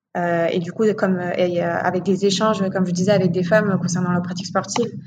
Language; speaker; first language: French; native; French